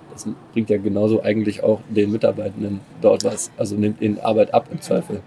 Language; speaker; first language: German; non-native, fluent; Indonesian